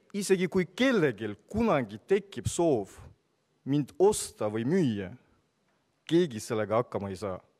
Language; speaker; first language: Estonian; non-native, local second language; Russian